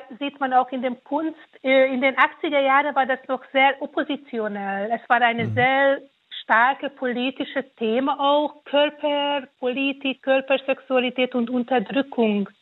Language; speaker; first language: German; non-native, fluent; Hungarian